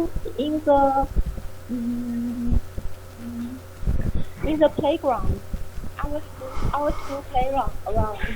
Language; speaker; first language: English; non-native, learner; Chinese